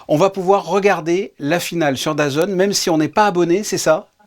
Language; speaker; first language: French; native; French